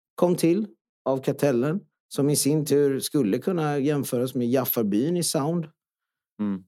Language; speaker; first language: Swedish; non-native, local second language; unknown